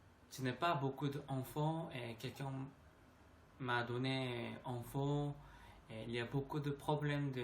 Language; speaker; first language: French; non-native, learner; Korean